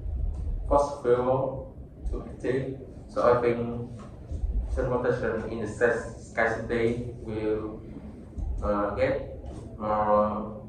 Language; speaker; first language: English; non-native, learner; Vietnamese